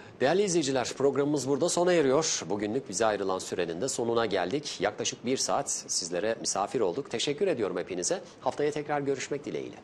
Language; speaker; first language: Turkish; native; Turkish